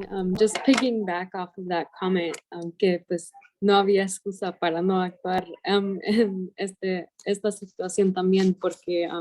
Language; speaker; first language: Spanish; early bilingual, heritage; Spanish